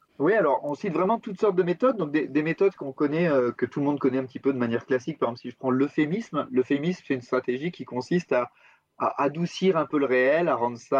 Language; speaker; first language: French; native; French